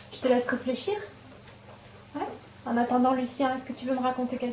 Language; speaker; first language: French; native; French